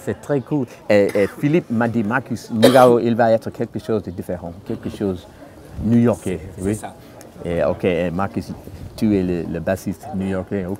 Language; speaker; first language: French; non-native, fluent; English